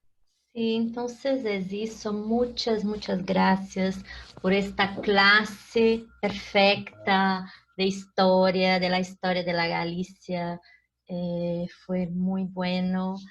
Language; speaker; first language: Spanish; non-native, fluent; Portuguese